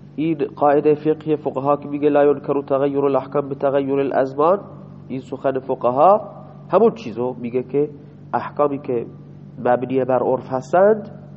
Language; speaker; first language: Persian; non-native, local second language; Baluchi